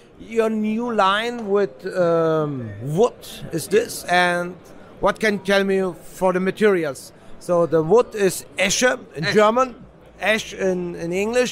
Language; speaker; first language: English; non-native, learner; German